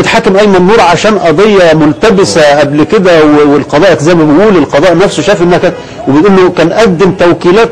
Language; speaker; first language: Arabic; native; Arabic